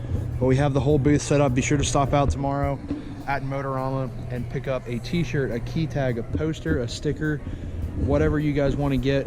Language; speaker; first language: English; native; English